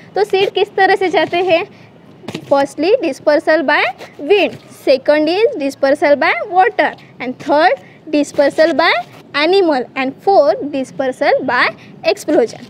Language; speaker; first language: Hindi; non-native, local second language; Marathi